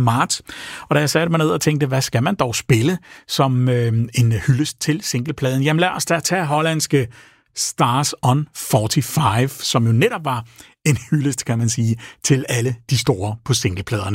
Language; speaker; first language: Danish; native; Danish